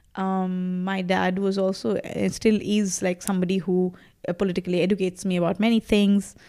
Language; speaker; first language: English; non-native, local second language; Bangla